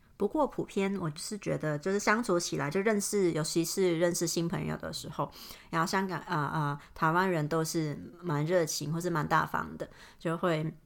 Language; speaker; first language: Chinese; non-native, local second language; Cantonese